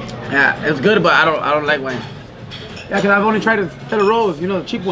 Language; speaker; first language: English; early bilingual, other home language; Spanish